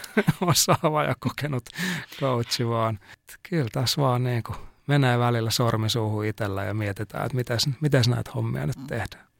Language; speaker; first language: Finnish; native; Finnish